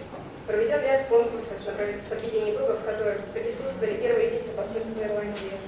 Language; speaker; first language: Russian; native; Russian